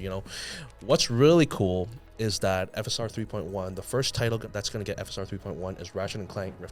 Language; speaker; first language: English; native; English